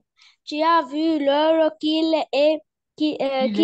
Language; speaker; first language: French; non-native, learner; Arabic